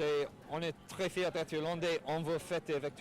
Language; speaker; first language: French; non-native, fluent; English